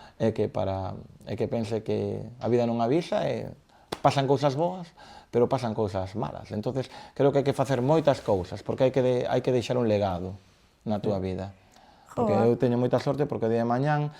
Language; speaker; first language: Galician; native; Galician